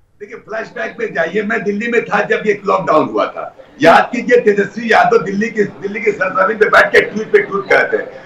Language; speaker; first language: Hindi; native; Hindi